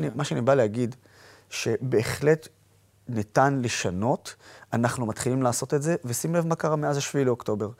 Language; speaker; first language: Hebrew; non-native, local second language; Arabic